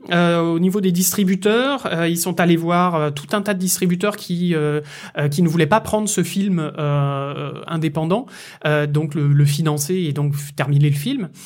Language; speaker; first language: French; native; French